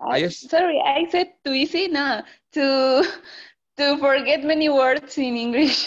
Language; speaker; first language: English; non-native, learner; Spanish